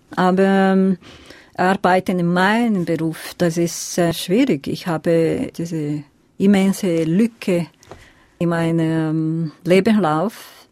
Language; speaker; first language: German; non-native, fluent; Portuguese